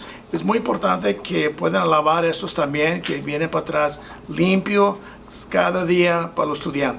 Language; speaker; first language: Spanish; non-native, fluent; English